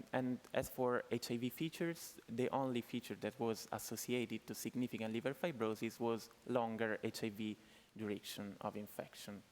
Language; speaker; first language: English; non-native, fluent; Italian